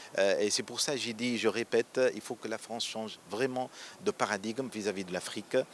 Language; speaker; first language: French; non-native, local second language; Arabic